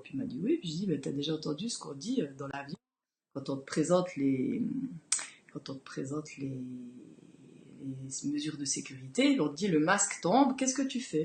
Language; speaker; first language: French; native; French